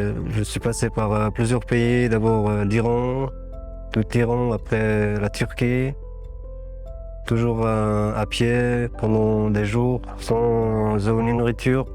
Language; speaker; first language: French; non-native, fluent; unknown